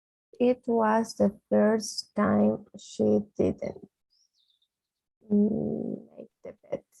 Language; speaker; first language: English; non-native, learner; Portuguese